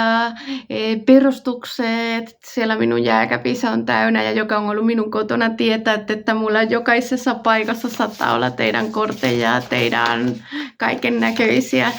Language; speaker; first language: Finnish; non-native, fluent; Spanish